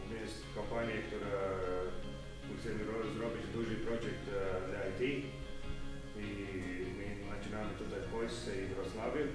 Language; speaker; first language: Polish; non-native, learner; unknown